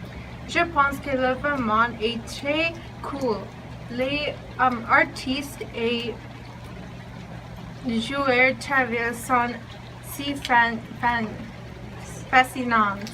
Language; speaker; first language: French; non-native, learner; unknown